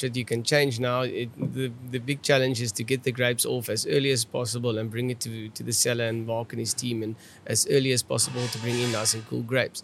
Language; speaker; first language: English; non-native, local second language; Afrikaans